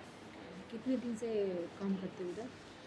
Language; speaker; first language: Hindi; non-native, local second language; Telugu